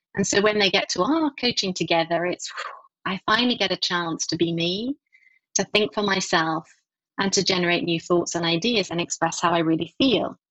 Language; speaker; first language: English; native; English